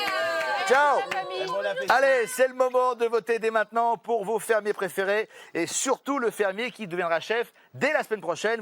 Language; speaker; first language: French; native; French